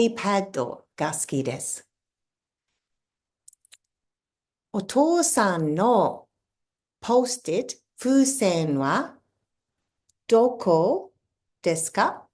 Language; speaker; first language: Japanese; non-native, fluent; English